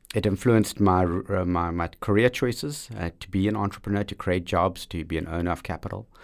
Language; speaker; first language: English; native; English